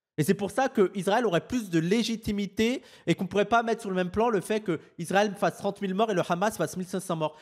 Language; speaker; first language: French; native; French